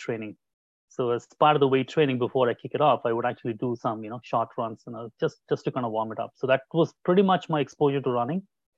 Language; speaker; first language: English; non-native, local second language; Kannada